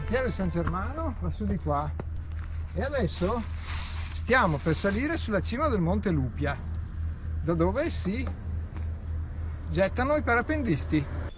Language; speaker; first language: Italian; native; Italian